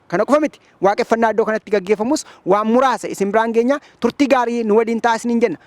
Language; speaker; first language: Oromo; native; Oromo